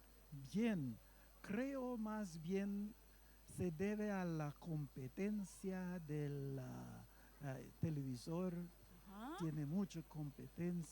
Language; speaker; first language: Spanish; non-native, fluent; Papiamento